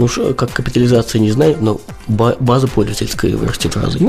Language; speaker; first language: Russian; native; Russian